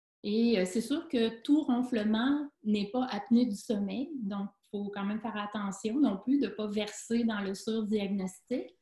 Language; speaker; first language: French; native; French